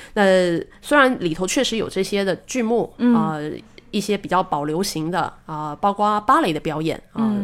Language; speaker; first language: Chinese; native; Chinese